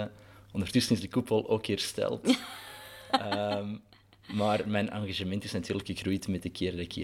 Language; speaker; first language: Dutch; native; Dutch